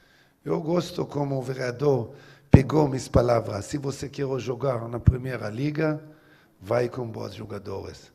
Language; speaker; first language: Portuguese; non-native, learner; Hebrew